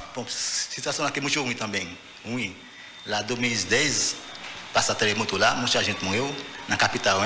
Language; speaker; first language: Portuguese; non-native, learner; Haitian Creole